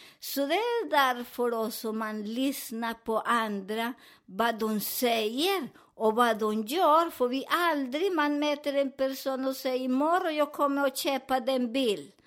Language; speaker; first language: Swedish; non-native, fluent; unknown